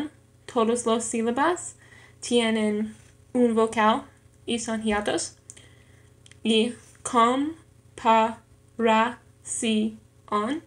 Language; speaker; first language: Spanish; non-native, learner; English